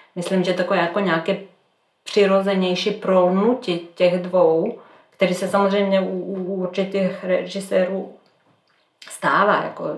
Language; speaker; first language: Czech; non-native, fluent; Serbian